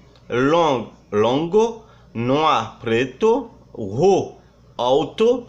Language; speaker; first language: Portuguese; non-native, fluent; Haitian Creole